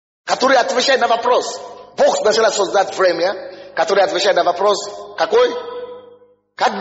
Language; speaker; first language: Russian; non-native, fluent; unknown